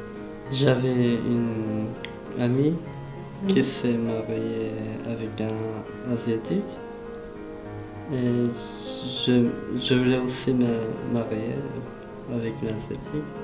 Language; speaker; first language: French; early bilingual, other home language; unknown